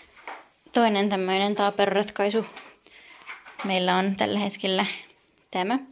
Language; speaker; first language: Finnish; native; Finnish